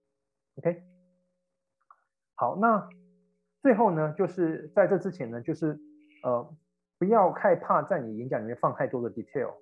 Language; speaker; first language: Chinese; native; Chinese